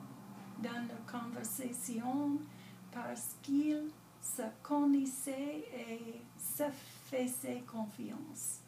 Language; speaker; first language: French; non-native, learner; English